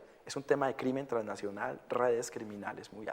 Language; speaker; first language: Spanish; native; Spanish